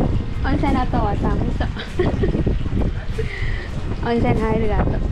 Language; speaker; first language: Japanese; non-native, fluent; Vietnamese